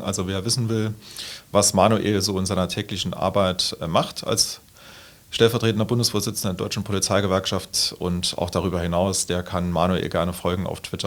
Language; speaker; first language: German; native; German